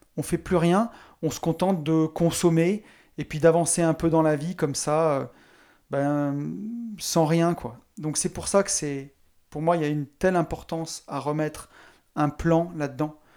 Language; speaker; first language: French; native; French